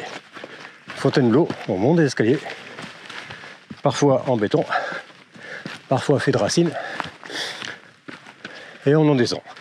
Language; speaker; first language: French; native; French